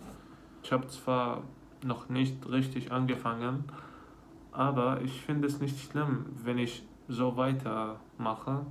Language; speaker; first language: German; non-native, fluent; Arabic